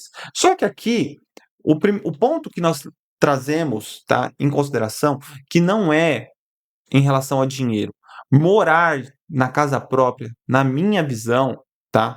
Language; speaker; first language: Portuguese; native; Portuguese